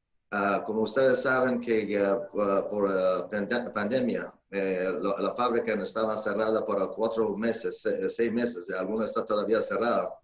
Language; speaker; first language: Spanish; non-native, fluent; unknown